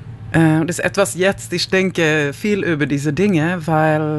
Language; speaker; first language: German; non-native, learner; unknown